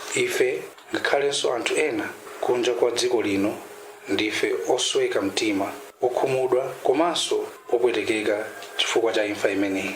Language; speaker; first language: Nyanja; native; Nyanja